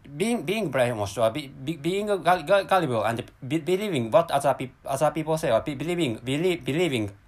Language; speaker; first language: English; non-native, learner; Japanese